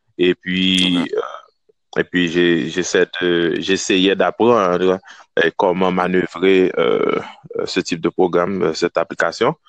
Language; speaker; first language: French; non-native, local second language; Haitian Creole